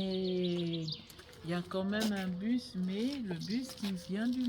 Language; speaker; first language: French; non-native, local second language; Malagasy